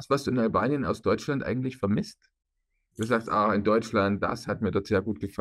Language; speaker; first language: German; native; German